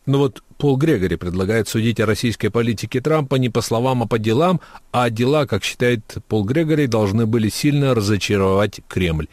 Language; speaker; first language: Russian; native; Russian